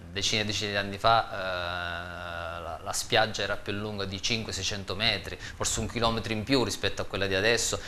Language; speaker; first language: Italian; native; Italian